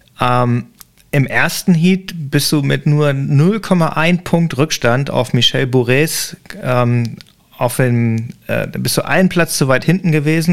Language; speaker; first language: German; native; German